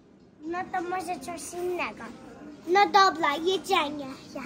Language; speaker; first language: Polish; early bilingual, heritage; Polish